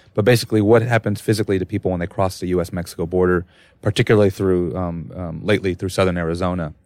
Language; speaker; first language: English; native; English